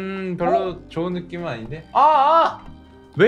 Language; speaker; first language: Korean; native; Korean